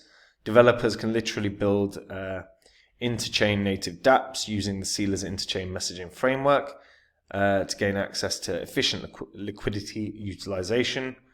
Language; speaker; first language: English; native; English